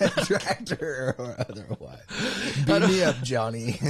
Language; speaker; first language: English; native; English